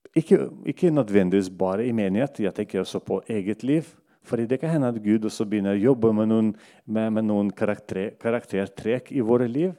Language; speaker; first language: Norwegian; non-native, local second language; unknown